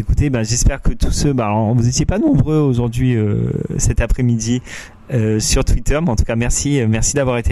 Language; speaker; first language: French; native; French